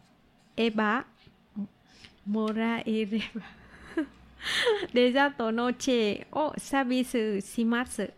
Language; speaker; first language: Japanese; non-native, learner; Vietnamese